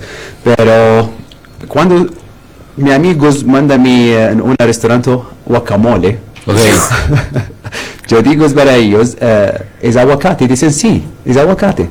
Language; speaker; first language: Spanish; non-native, learner; Arabic